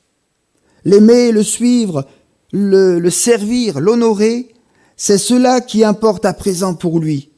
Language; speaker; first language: French; native; French